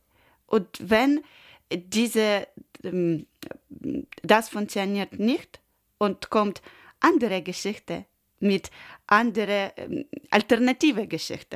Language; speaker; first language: German; non-native, learner; Ukrainian